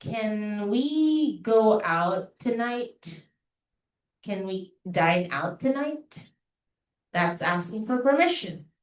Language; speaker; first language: English; non-native, local second language; Filipino